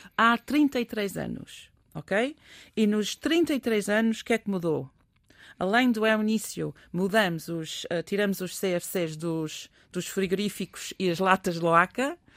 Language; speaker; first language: Portuguese; non-native, fluent; English